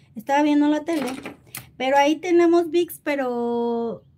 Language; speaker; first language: Spanish; native; Spanish